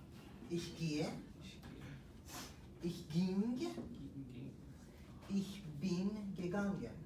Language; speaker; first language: German; non-native, fluent; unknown